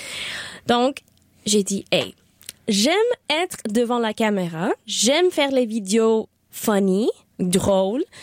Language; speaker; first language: French; non-native, learner; Spanish